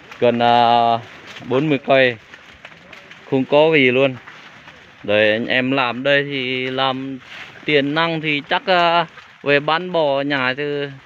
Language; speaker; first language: Vietnamese; non-native, local second language; Jarai